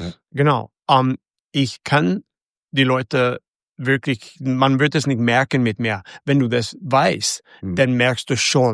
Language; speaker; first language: German; non-native, fluent; English